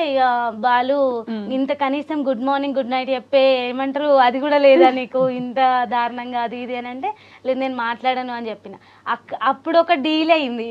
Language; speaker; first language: Telugu; native; Telugu